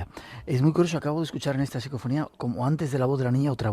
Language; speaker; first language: Spanish; native; Spanish